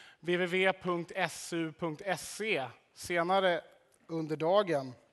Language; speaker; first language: Swedish; native; Swedish